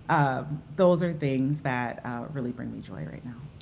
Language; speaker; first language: English; early bilingual, other home language; Yoruba